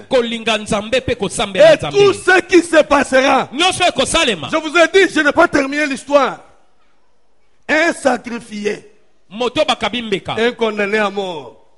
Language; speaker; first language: French; non-native, local second language; Lingala